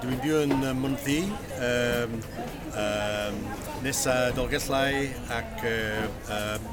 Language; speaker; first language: Welsh; non-native, learner; English